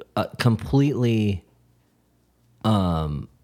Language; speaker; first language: English; native; English